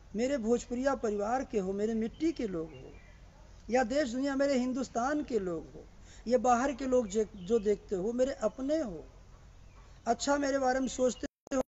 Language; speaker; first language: Hindi; native; Hindi